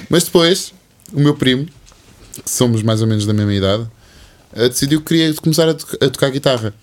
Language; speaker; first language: Portuguese; early bilingual, other home language; English